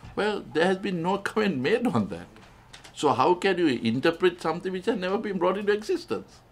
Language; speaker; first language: English; non-native, local second language; Sinhala